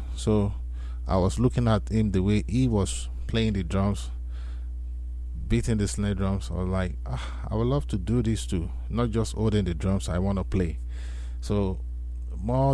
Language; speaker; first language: English; non-native, local second language; Yoruba